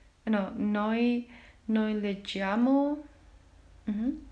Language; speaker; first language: Italian; non-native, learner; Chinese